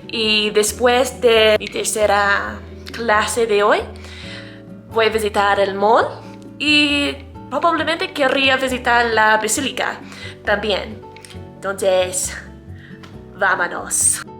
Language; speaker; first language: Spanish; non-native, learner; English